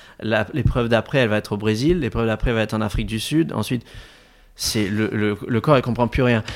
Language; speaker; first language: French; native; French